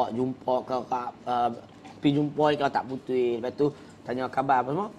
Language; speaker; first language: Malay; native; Malay